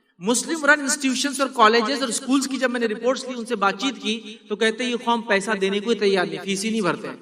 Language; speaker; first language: Urdu; native; Urdu